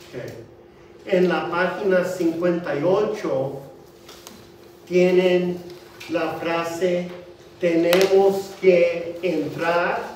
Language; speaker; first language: Spanish; non-native, fluent; English